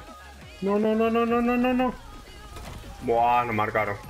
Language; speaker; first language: Spanish; native; Spanish